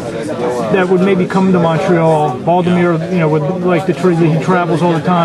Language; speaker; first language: English; native; English